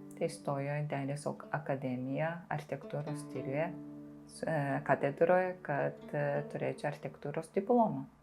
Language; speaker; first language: Lithuanian; non-native, fluent; Japanese